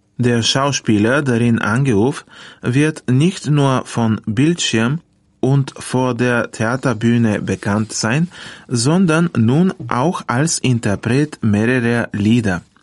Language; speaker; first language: German; non-native, fluent; Bulgarian